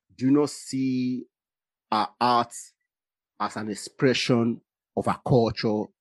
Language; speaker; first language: English; non-native, local second language; Igbo